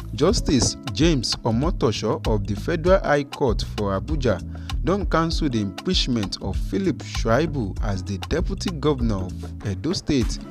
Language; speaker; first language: Nigerian Pidgin; non-native, local second language; Yoruba